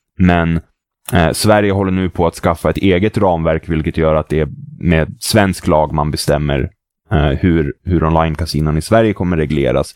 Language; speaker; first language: Swedish; native; Swedish